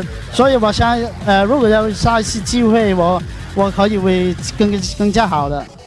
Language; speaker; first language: Chinese; non-native, local second language; Cantonese